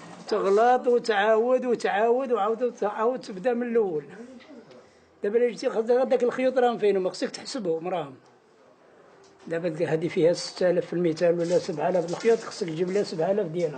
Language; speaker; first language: Arabic; native; Arabic